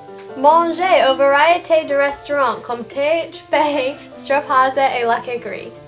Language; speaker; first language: French; non-native, learner; English